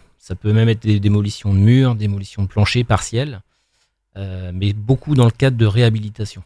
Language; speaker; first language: French; native; French